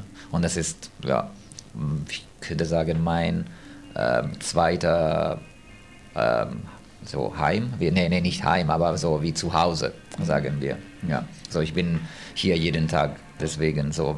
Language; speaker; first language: German; non-native, fluent; Italian